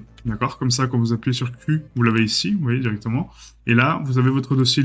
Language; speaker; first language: French; native; French